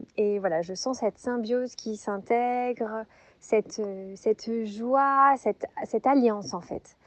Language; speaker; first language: French; native; French